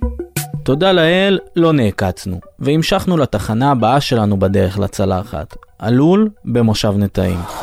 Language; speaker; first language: Hebrew; native; Hebrew